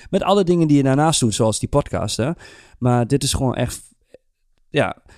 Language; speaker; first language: Dutch; non-native, fluent; German